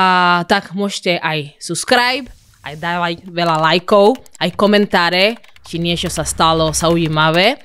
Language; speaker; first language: Slovak; non-native, learner; Spanish